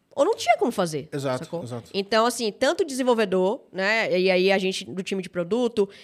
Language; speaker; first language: Portuguese; native; Portuguese